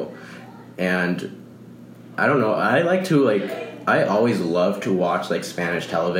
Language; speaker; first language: English; early bilingual, other home language; Spanish